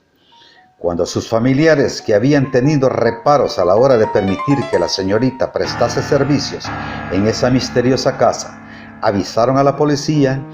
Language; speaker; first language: Spanish; native; Spanish